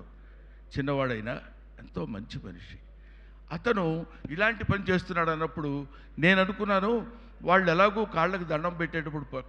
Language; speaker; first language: Telugu; native; Telugu